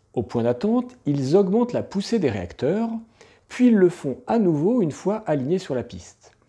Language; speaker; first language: French; native; French